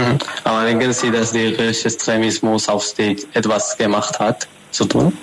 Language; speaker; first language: German; non-native, fluent; Spanish